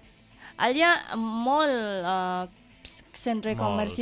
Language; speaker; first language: Catalan; non-native, learner; Indonesian